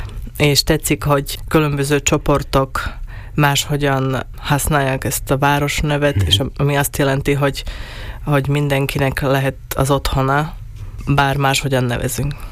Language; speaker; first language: Hungarian; non-native, local second language; Slovak